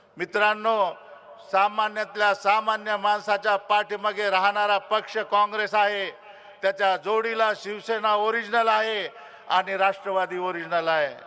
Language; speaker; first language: Marathi; non-native, local second language; Lambadi